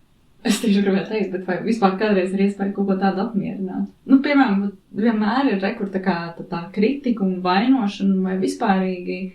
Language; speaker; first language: Latvian; native; Latvian